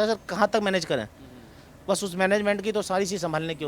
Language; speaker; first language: Hindi; native; Hindi